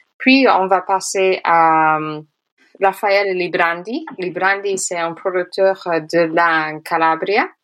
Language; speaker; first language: French; non-native, fluent; English